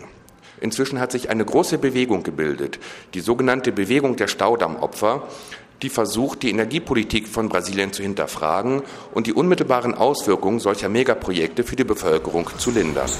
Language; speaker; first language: German; native; German